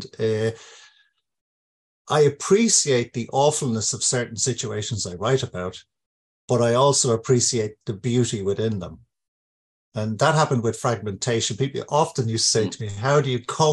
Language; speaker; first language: English; native; English